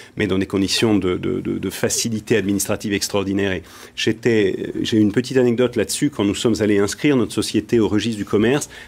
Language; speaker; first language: French; native; French